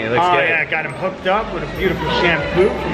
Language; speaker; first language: English; native; English